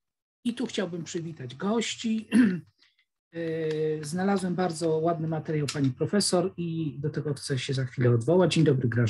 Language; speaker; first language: Polish; native; Polish